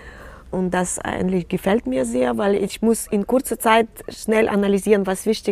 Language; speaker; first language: German; non-native, fluent; Russian